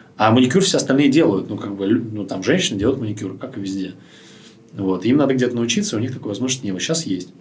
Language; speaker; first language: Russian; native; Russian